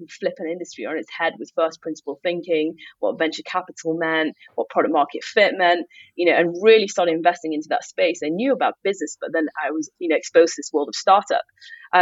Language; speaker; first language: English; native; English